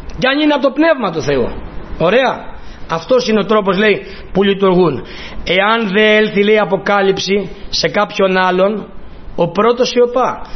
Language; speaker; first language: Greek; native; Greek